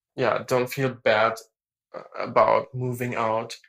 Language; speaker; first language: English; non-native, fluent; German